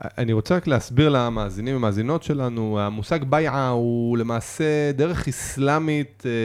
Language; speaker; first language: Hebrew; native; Hebrew